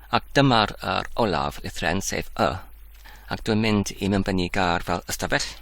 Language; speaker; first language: Welsh; non-native, learner; Dutch